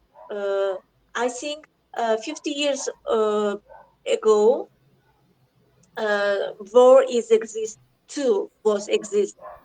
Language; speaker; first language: English; non-native, learner; Azerbaijani